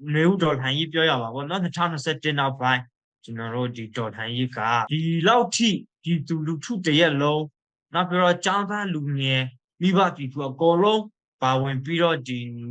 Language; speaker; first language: Burmese; non-native, local second language; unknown